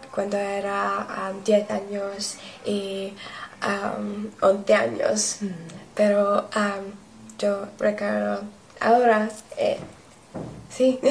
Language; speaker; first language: Spanish; non-native, learner; English